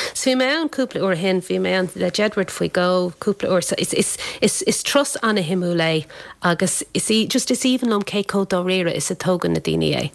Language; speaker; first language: Irish; non-native, local second language; English